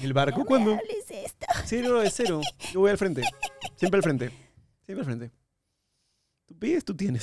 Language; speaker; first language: Spanish; native; Spanish